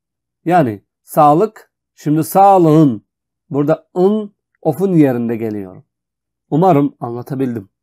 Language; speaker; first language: Turkish; non-native, fluent; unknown